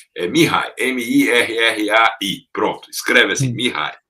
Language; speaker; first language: Portuguese; native; Portuguese